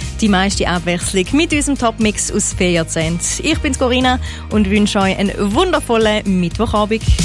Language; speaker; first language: German; native; German